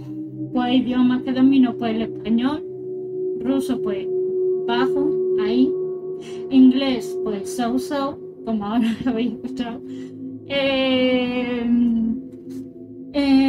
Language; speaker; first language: Spanish; early bilingual, other home language; Russian